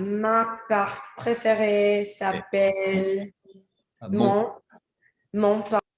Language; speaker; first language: French; non-native, learner; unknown